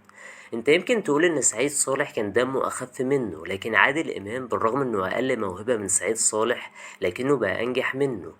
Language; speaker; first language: Arabic; native; Arabic